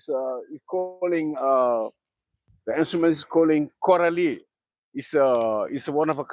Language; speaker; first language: English; non-native, learner; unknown